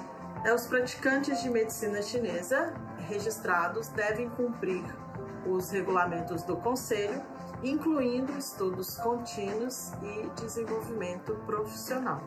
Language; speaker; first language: Portuguese; early bilingual, heritage; Portuguese